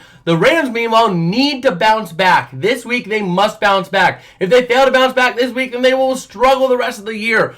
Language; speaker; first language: English; native; English